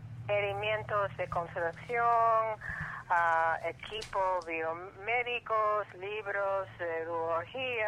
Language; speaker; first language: Spanish; early bilingual, heritage; English